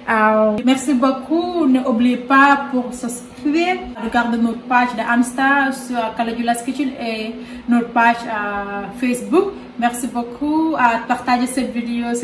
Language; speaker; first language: French; non-native, learner; Soninke